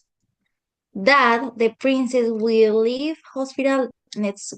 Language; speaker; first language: English; non-native, learner; Spanish